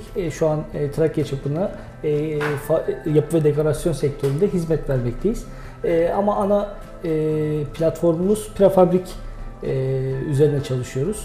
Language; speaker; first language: Turkish; native; Turkish